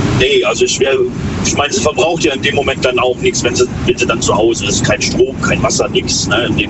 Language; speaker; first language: German; native; German